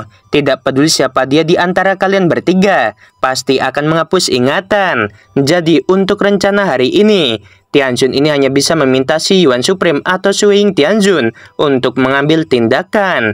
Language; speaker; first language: Indonesian; native; Indonesian